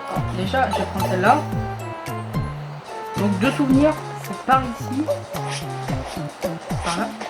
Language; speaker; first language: French; native; French